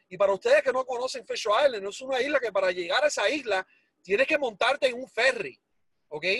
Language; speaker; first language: Spanish; early bilingual, heritage; Spanish